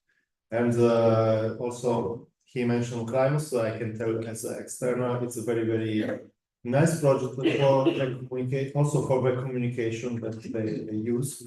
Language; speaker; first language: English; non-native, fluent; Italian